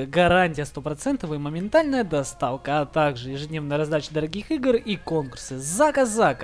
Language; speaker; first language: Russian; native; Russian